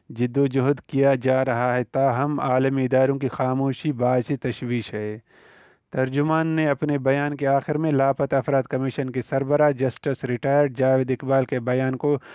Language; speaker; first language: Urdu; non-native, local second language; Baluchi